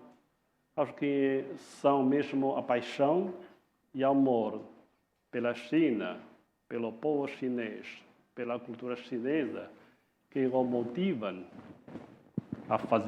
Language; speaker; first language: Portuguese; non-native, fluent; Chinese